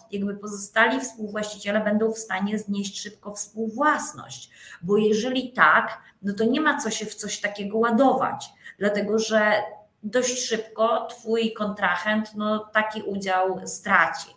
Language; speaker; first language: Polish; native; Polish